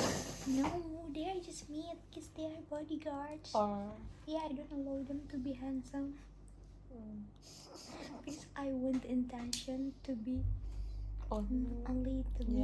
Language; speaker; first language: English; non-native, local second language; Indonesian